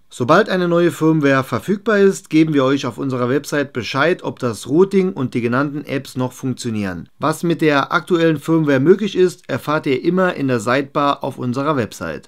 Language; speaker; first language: German; native; German